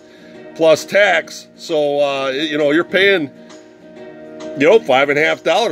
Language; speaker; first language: English; native; English